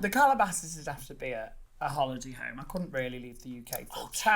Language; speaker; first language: English; native; English